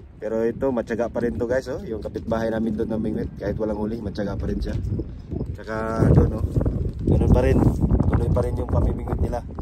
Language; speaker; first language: Filipino; non-native, local second language; Cebuano